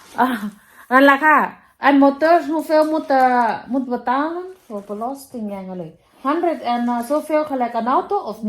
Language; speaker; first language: Dutch; non-native, learner; Thai